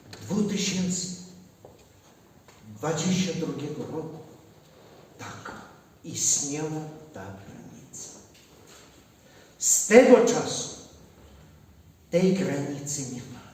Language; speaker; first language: Polish; non-native, learner; Ukrainian